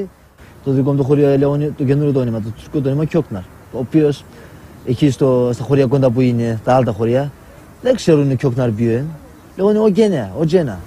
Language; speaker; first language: Greek; early bilingual, heritage; Turkish